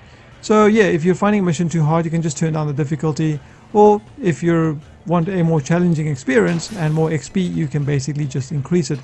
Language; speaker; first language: English; native; English